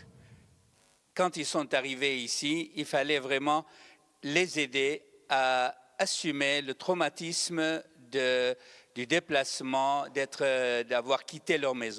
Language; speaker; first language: French; non-native, fluent; Arabic